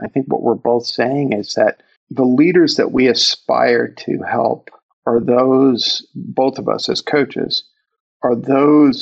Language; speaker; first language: English; native; English